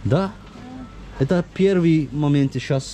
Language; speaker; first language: Russian; non-native, learner; Turkish